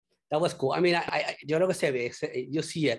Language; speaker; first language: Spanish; early bilingual, heritage; Spanish